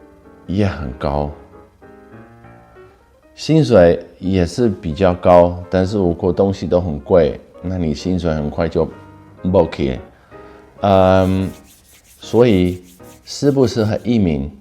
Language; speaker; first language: Chinese; non-native, fluent; Dutch